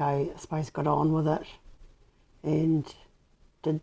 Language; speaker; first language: English; native; English